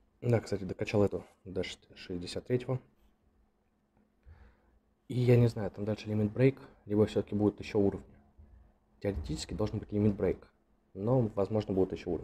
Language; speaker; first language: Russian; native; Russian